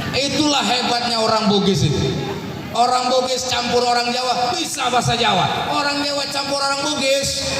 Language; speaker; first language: Indonesian; non-native, local second language; Buginese